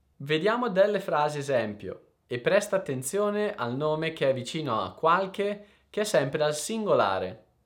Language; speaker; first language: Italian; native; Italian